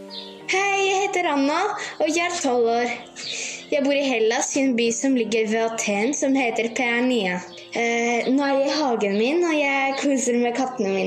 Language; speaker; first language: Norwegian; early bilingual, heritage; Greek